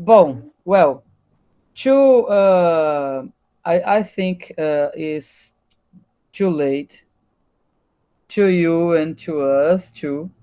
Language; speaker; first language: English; non-native, learner; Portuguese